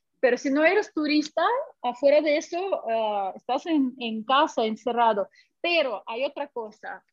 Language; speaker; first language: Spanish; non-native, fluent; Russian